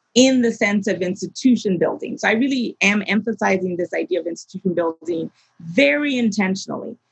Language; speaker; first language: English; native; English